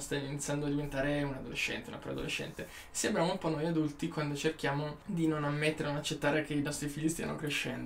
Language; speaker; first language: Italian; native; Italian